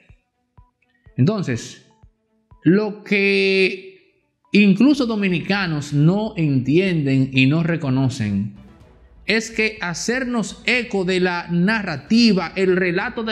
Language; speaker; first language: Spanish; native; Spanish